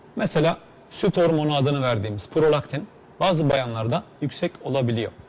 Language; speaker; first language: Turkish; native; Turkish